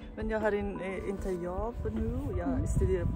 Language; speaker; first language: Swedish; non-native, learner; Hazaragi